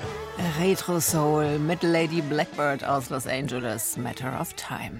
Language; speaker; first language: German; native; German